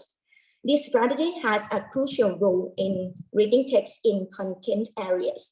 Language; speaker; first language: English; non-native, learner; Thai